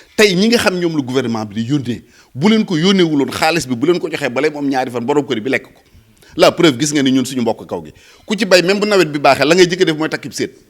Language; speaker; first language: Wolof; native; Wolof